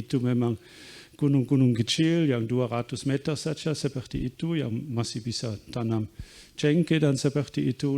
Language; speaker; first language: Indonesian; non-native, fluent; German